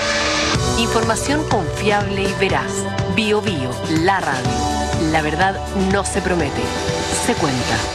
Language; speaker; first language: Spanish; native; Spanish